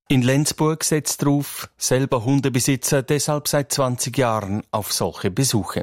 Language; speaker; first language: German; native; German